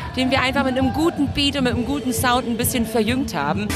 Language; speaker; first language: German; native; German